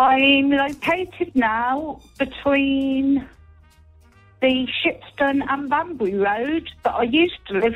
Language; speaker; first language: English; native; English